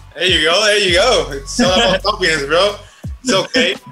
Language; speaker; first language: English; non-native, fluent; Spanish